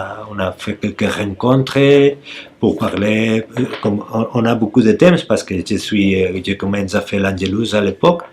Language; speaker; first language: French; non-native, learner; Spanish